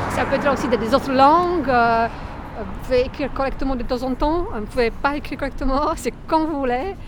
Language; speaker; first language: French; non-native, fluent; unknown